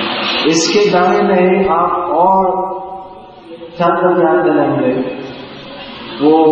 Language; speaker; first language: Hindi; non-native, learner; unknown